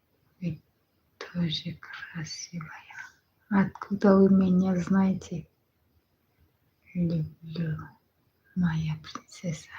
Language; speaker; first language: Russian; non-native, learner; Tajik